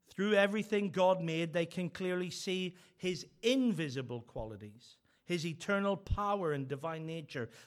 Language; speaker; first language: English; native; English